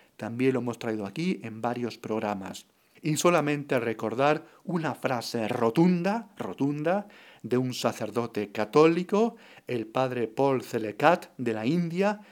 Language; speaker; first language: Spanish; native; Spanish